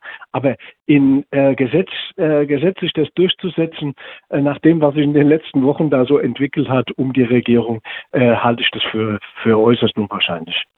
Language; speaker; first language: German; native; German